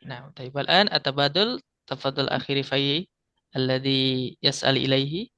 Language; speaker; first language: Arabic; non-native, fluent; Indonesian